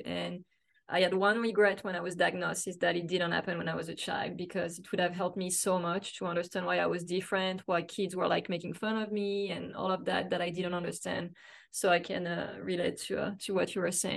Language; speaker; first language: English; non-native, fluent; French